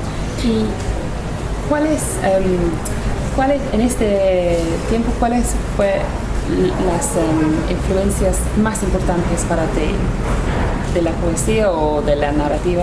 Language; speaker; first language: Spanish; non-native, learner; English